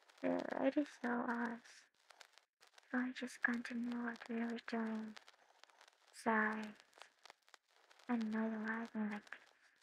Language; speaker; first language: English; non-native, learner; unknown